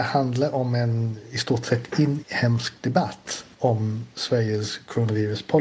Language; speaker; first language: Swedish; non-native, fluent; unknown